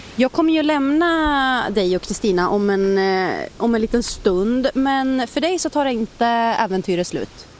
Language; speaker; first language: Swedish; native; Swedish